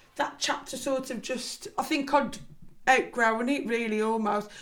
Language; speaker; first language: English; native; English